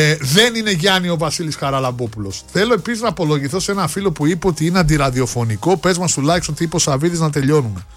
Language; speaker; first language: Greek; native; Greek